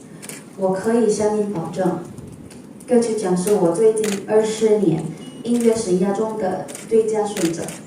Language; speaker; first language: Chinese; non-native, local second language; Malay